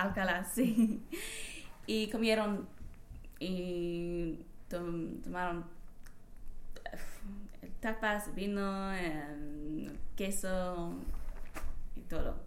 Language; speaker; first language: Spanish; non-native, learner; English